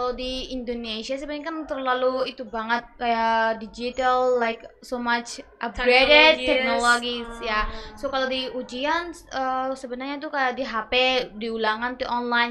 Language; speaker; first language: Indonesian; early bilingual, other home language; Bangla